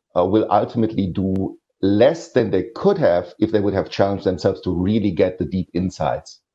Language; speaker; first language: English; non-native, fluent; German